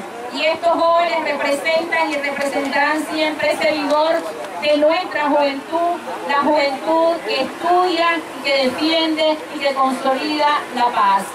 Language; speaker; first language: Spanish; native; Spanish